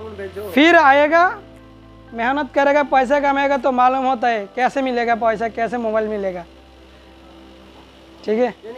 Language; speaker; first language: Hindi; non-native, learner; Bangla